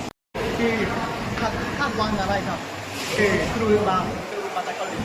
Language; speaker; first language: Thai; non-native, learner; Korean